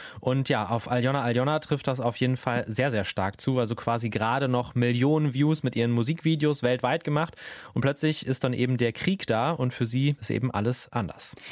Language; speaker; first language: German; native; German